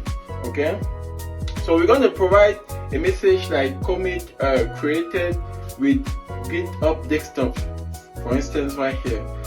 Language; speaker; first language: English; non-native, fluent; French